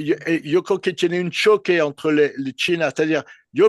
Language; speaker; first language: Spanish; non-native, learner; French